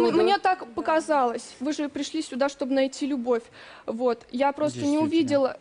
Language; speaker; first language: Russian; native; Russian